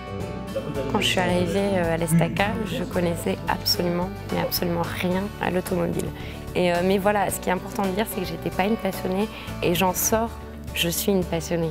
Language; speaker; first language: French; native; French